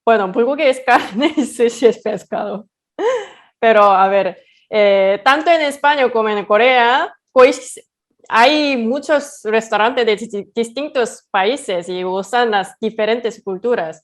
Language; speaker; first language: Spanish; non-native, fluent; Korean